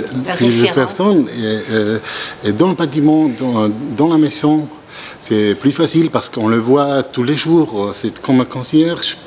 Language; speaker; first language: French; non-native, learner; German